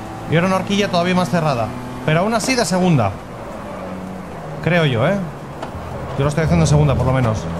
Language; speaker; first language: Spanish; native; Spanish